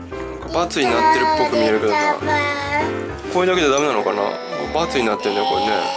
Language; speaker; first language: Japanese; native; Japanese